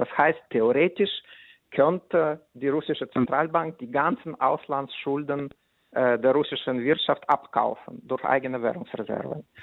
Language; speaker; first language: German; non-native, fluent; Russian